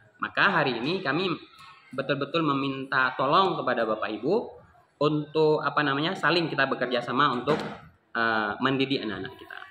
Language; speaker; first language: Indonesian; non-native, local second language; Achinese